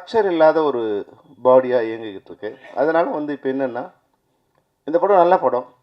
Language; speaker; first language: Tamil; native; Tamil